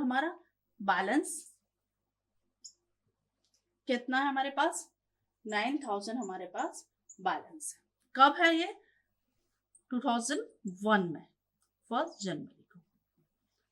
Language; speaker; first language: Hindi; native; Hindi